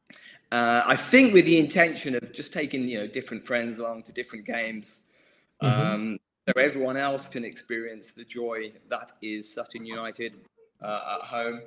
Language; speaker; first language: English; native; English